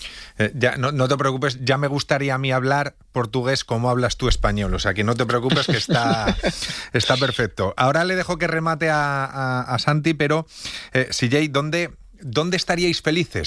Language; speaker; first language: Spanish; native; Spanish